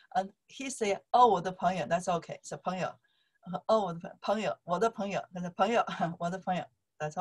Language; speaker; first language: English; non-native, learner; Chinese